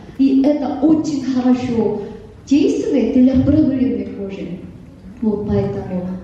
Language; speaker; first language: Russian; non-native, fluent; Korean